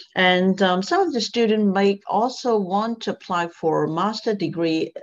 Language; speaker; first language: English; non-native, local second language; Cantonese